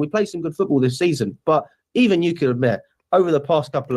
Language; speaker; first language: English; native; English